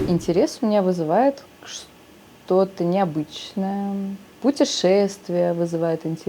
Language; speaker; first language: Russian; native; Russian